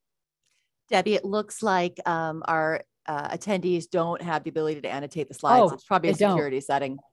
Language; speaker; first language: English; native; English